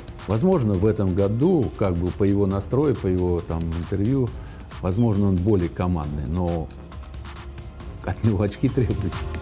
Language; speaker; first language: Russian; native; Russian